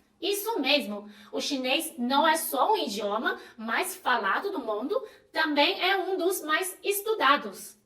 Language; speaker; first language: Portuguese; non-native, fluent; Chinese